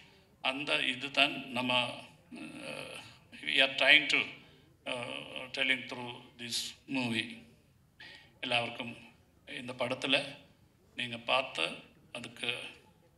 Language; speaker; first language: Tamil; non-native, learner; Malayalam